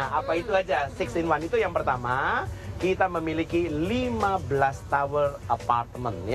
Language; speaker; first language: Indonesian; native; Indonesian